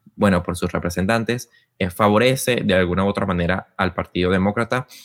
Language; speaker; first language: Spanish; native; Spanish